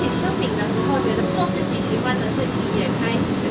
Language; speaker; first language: Chinese; native; Chinese